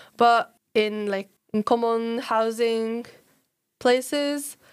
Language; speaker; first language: English; non-native, learner; Japanese